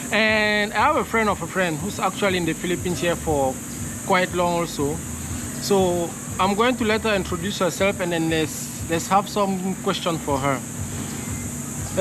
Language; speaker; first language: English; non-native, learner; French